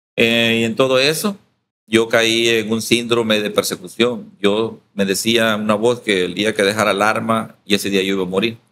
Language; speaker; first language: Spanish; native; Spanish